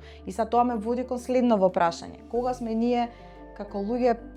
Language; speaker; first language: Macedonian; native; Macedonian